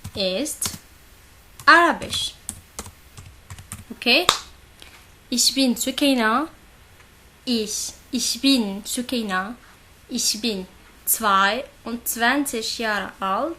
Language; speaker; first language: German; non-native, learner; Arabic